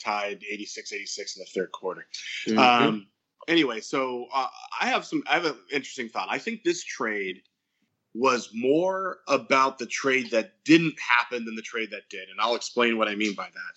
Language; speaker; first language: English; native; English